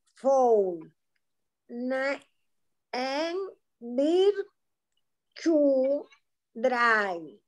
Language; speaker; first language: English; non-native, learner; Spanish